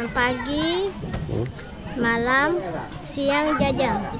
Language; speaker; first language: Indonesian; non-native, learner; Rohingya